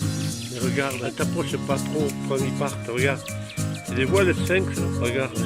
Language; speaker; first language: French; native; French